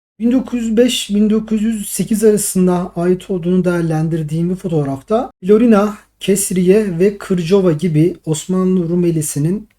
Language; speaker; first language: Turkish; native; Turkish